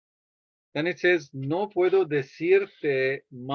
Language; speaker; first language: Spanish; non-native, fluent; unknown